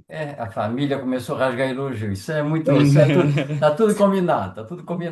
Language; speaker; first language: Portuguese; native; Portuguese